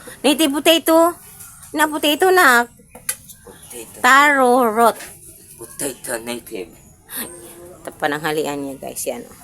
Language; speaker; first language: Filipino; non-native, local second language; Cebuano